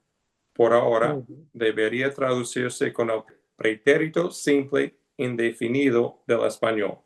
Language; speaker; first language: Spanish; non-native, fluent; English